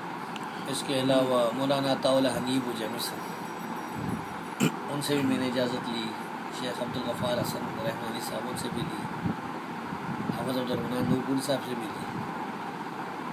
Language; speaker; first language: Urdu; non-native, local second language; Pashto